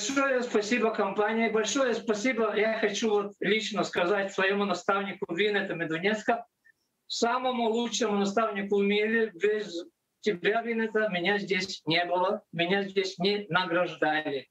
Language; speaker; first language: Russian; non-native, local second language; Latvian